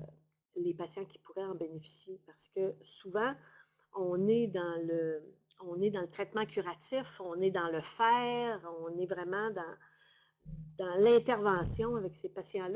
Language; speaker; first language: French; native; French